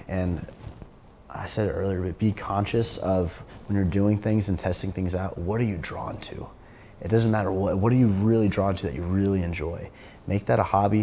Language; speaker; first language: English; native; English